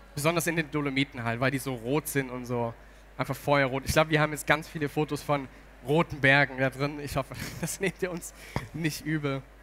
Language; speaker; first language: German; native; German